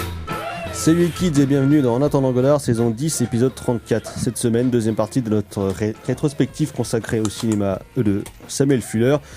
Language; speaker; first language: French; native; French